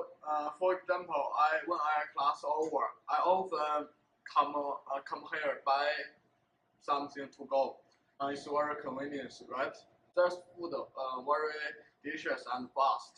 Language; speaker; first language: English; non-native, learner; Chinese